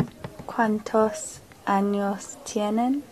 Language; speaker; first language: Spanish; non-native, learner; English